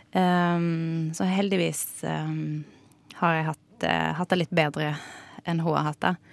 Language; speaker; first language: Norwegian; native; Norwegian